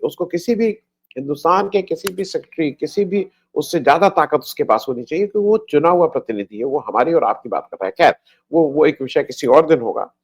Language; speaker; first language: Hindi; native; Hindi